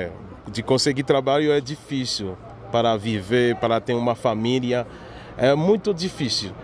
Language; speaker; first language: Portuguese; non-native, learner; Haitian Creole